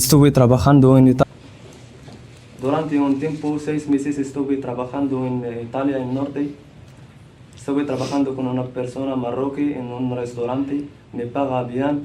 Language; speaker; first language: Spanish; non-native, learner; Central Atlas Tamazight